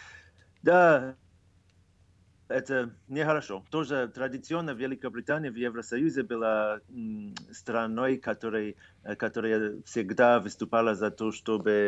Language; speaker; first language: Russian; non-native, fluent; English